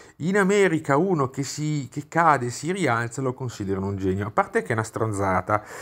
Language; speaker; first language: Italian; native; Italian